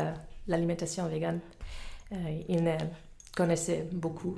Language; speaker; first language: French; non-native, fluent; German